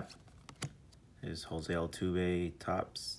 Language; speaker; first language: English; native; English